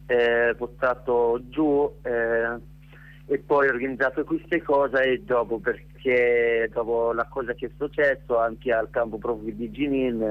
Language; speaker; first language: Italian; non-native, learner; Arabic